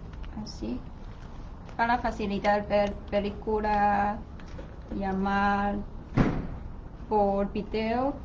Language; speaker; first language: Spanish; non-native, learner; Chinese